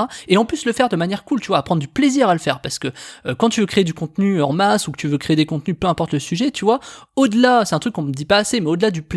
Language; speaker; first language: French; native; French